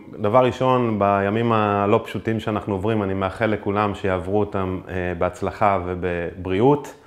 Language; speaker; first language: Hebrew; native; Hebrew